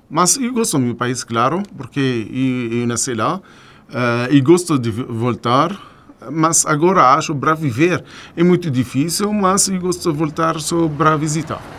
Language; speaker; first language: Portuguese; non-native, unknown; Arabic